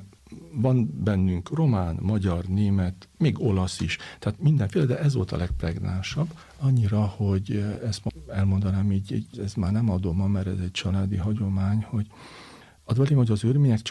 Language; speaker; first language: Hungarian; native; Hungarian